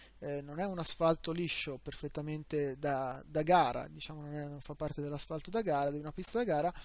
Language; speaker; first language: Italian; native; Italian